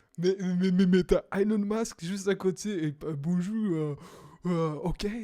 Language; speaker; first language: French; non-native, fluent; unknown